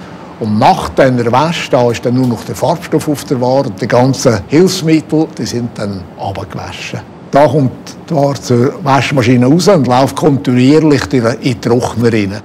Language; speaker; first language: German; native; German